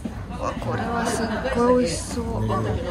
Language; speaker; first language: Japanese; non-native, fluent; Romanian